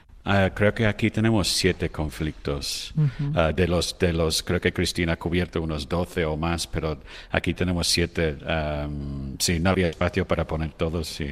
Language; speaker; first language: Spanish; non-native, fluent; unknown